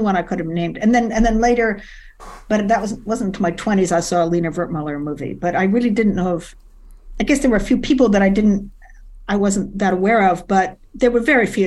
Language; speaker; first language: English; native; English